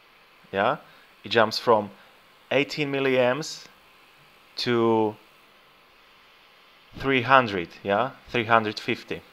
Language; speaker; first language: English; non-native, fluent; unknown